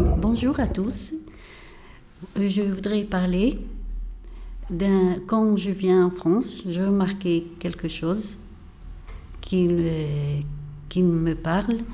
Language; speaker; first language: French; non-native, learner; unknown